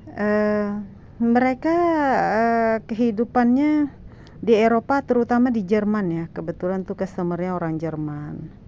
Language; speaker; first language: Indonesian; native; Indonesian